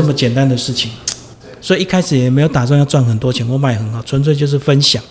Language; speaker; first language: Chinese; native; Chinese